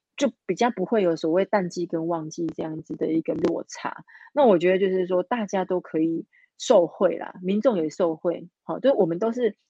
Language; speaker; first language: Chinese; native; Chinese